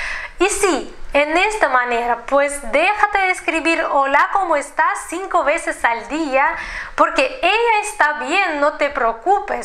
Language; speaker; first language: Spanish; non-native, fluent; Russian